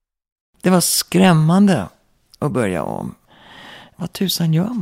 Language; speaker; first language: Swedish; early bilingual, heritage; Swedish